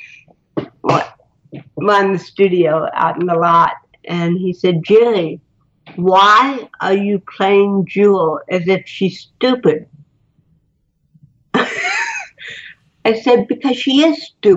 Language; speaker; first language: English; native; English